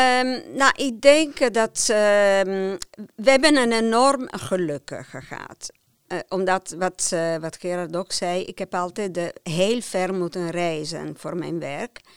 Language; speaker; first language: Dutch; non-native, fluent; Italian